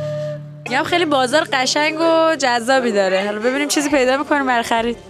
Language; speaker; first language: Persian; native; Persian